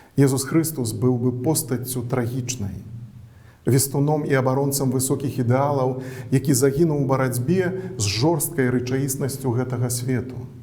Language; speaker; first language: Belarusian; native; Belarusian